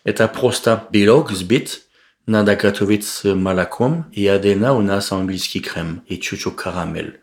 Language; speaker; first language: Russian; non-native, learner; French